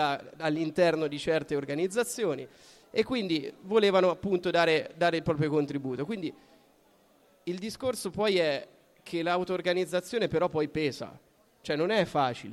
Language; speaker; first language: Italian; native; Italian